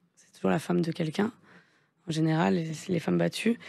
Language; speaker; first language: French; native; French